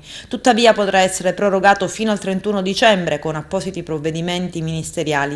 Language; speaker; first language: Italian; native; Italian